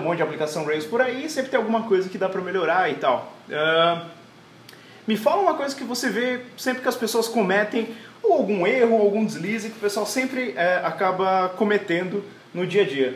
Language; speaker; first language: Portuguese; native; Portuguese